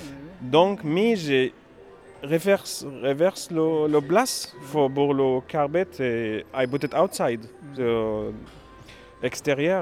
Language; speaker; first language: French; non-native, learner; Arabic